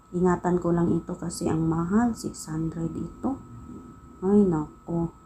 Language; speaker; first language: Filipino; non-native, local second language; Cebuano